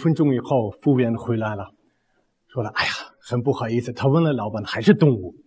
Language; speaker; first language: Chinese; non-native, fluent; German